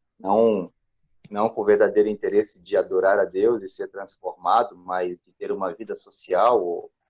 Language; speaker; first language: Portuguese; native; Portuguese